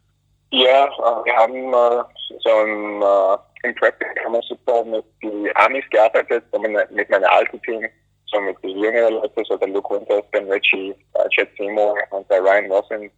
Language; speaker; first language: German; early bilingual, other home language; Greek